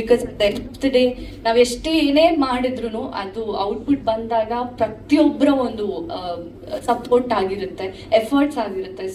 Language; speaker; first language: Kannada; non-native, local second language; Tulu